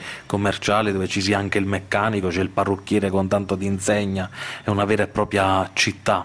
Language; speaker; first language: Italian; native; Italian